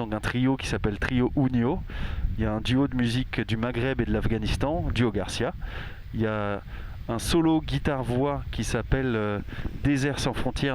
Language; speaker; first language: French; native; French